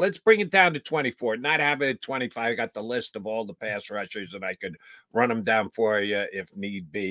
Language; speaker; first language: English; native; English